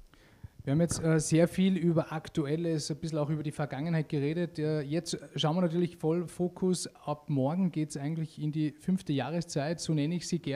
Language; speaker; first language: German; native; German